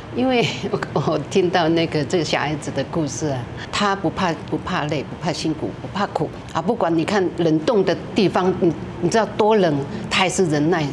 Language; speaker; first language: Chinese; non-native, local second language; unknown